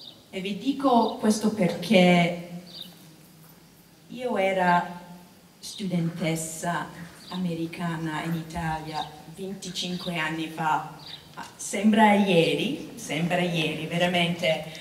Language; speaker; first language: Italian; non-native, fluent; English